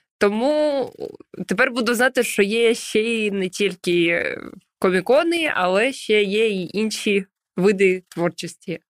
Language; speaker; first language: Ukrainian; native; Ukrainian